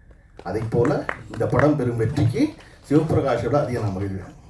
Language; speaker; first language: Tamil; native; Tamil